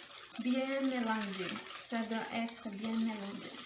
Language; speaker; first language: French; non-native, learner; Spanish